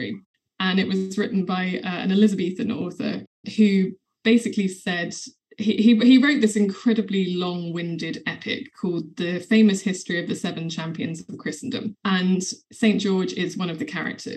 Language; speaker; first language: English; native; English